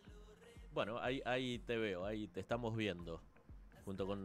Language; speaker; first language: Spanish; native; Spanish